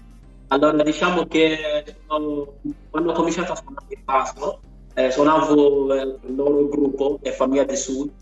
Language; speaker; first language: Italian; non-native, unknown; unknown